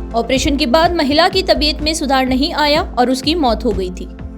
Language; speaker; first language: Hindi; native; Hindi